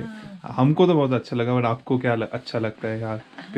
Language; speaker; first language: Hindi; non-native, local second language; Bangla